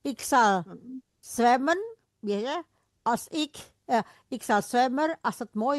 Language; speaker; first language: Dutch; non-native, fluent; Indonesian